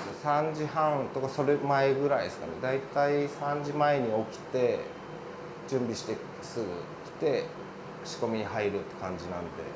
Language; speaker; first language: Japanese; native; Japanese